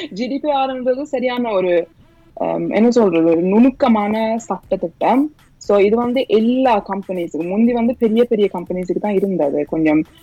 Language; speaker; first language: Tamil; early bilingual, heritage; Tamil